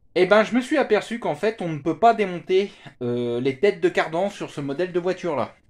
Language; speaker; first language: French; native; French